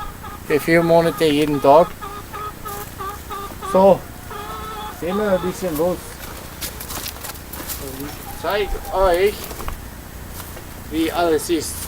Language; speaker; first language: German; non-native, learner; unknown